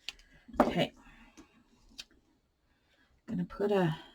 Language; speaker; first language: English; native; English